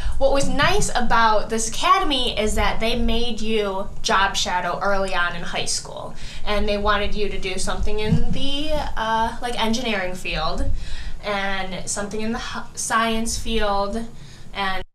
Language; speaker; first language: English; native; English